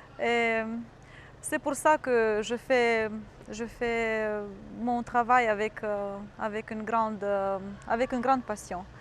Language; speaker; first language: French; non-native, fluent; Romanian